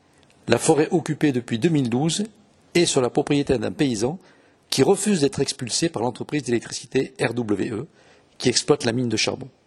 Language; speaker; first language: French; native; French